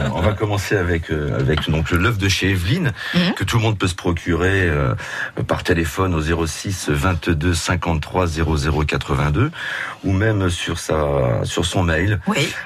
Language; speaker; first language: French; native; French